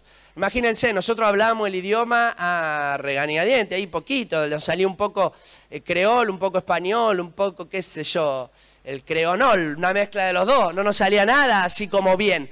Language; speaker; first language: Spanish; native; Spanish